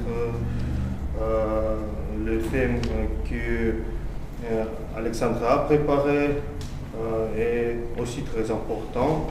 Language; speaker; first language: French; non-native, fluent; Russian